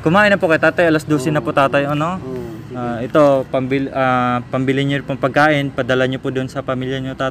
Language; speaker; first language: Filipino; native; Filipino